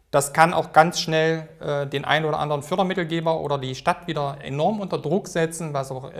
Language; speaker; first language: German; native; German